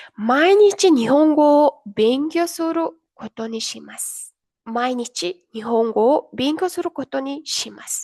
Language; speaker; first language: Japanese; non-native, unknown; Mongolian